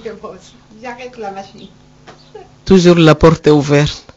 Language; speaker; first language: French; non-native, learner; Rundi